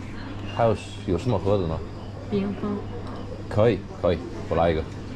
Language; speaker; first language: Chinese; non-native, fluent; English